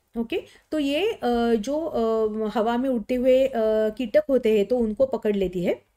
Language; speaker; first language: Hindi; non-native, local second language; Marathi